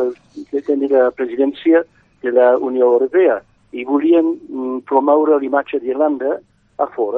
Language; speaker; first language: Catalan; non-native, fluent; English